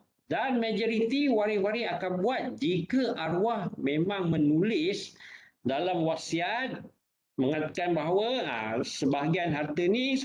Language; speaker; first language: Malay; native; Malay